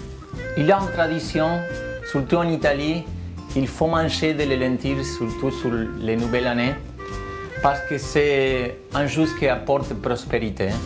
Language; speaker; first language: French; non-native, fluent; Spanish